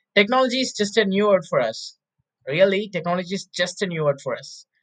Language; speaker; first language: English; non-native, local second language; Telugu